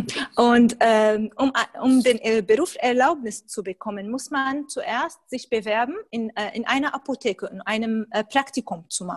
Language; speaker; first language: German; non-native, fluent; Arabic